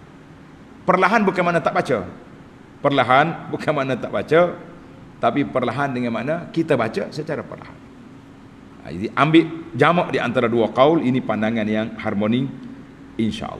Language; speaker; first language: Malay; native; Malay